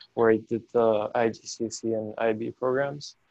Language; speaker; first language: English; non-native, fluent; Spanish